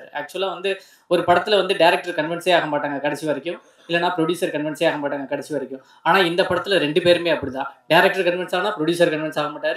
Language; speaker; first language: Tamil; native; Tamil